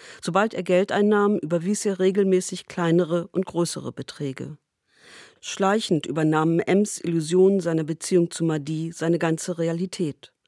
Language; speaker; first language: German; native; German